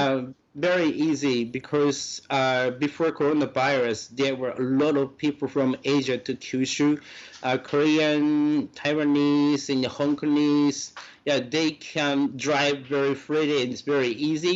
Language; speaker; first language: English; non-native, fluent; Japanese